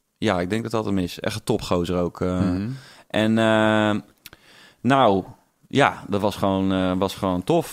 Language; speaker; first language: Dutch; native; Dutch